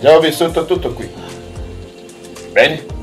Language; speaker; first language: Italian; non-native, learner; Portuguese